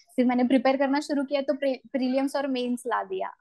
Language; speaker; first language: Hindi; non-native, local second language; Marathi